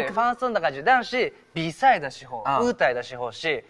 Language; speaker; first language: Chinese; non-native, learner; Japanese